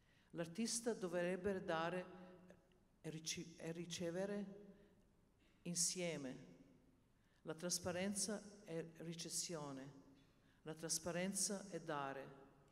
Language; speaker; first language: Italian; non-native, learner; Serbian